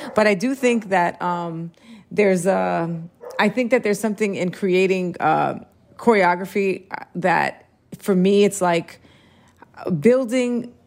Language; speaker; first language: English; early bilingual, heritage; Spanish